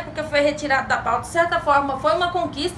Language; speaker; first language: Portuguese; native; Portuguese